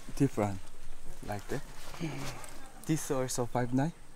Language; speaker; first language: English; non-native, learner; Korean